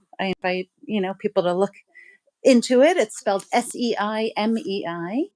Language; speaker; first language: English; native; English